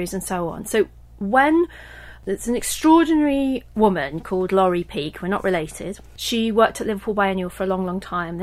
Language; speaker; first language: English; native; English